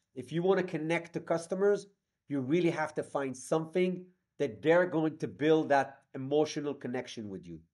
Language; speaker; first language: English; non-native, fluent; Hebrew